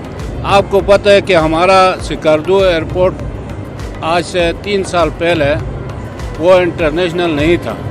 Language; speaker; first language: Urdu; non-native, local second language; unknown